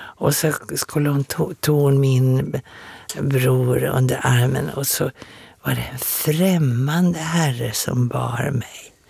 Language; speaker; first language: Swedish; native; Swedish